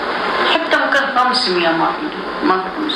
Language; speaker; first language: Arabic; non-native, learner; Amharic